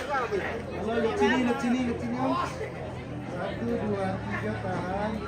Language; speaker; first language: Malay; non-native, local second language; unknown